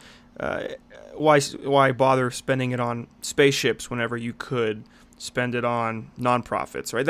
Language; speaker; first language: English; native; English